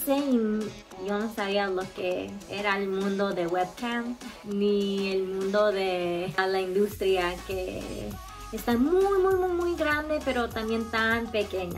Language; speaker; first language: Spanish; early bilingual, heritage; Spanish